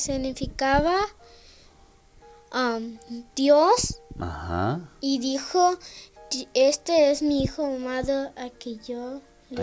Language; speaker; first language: Spanish; early bilingual, heritage; Spanish